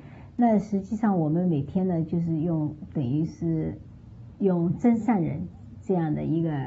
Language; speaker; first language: Chinese; native; Chinese